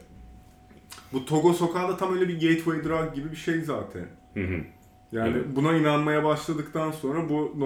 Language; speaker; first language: Turkish; native; Turkish